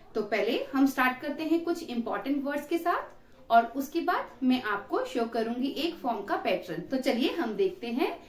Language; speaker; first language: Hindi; native; Hindi